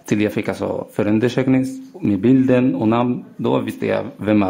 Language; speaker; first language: Swedish; non-native, learner; Arabic